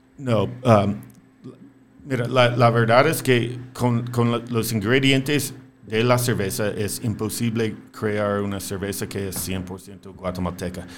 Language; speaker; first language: Spanish; non-native, fluent; English